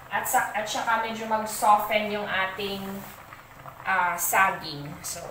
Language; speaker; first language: Filipino; non-native, local second language; Hiligaynon